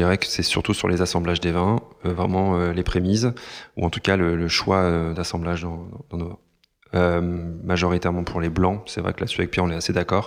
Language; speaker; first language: French; native; French